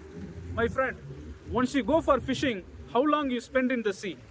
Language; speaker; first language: English; non-native, local second language; Tamil